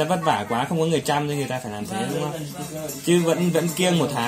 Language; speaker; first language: Vietnamese; native; Vietnamese